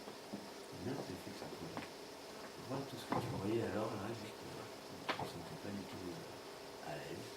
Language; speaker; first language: French; native; French